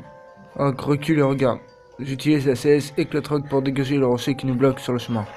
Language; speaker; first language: French; native; French